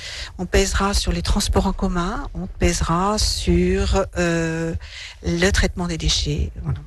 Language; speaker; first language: French; native; French